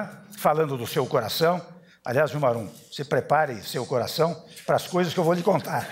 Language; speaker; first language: Portuguese; native; Portuguese